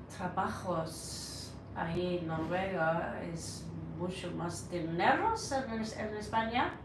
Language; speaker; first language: Spanish; non-native, learner; Norwegian